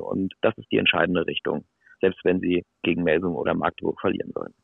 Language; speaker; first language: German; native; German